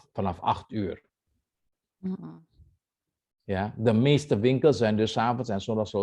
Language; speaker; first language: Dutch; non-native, fluent; Indonesian